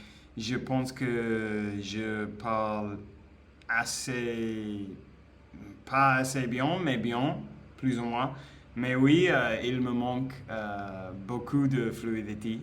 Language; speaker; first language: French; non-native, learner; English